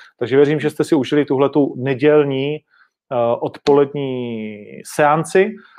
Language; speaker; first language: Czech; native; Czech